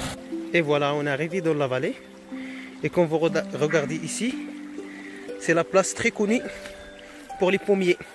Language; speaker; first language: French; non-native, local second language; Arabic